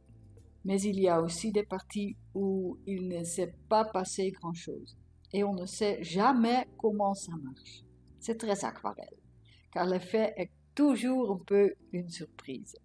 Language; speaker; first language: French; non-native, learner; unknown